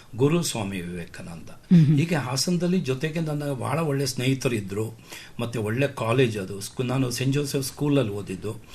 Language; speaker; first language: Kannada; non-native, local second language; Kodava